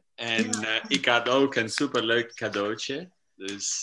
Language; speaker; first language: Dutch; non-native, learner; Portuguese